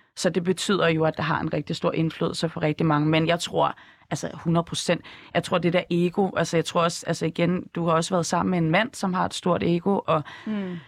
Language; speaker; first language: Danish; native; Danish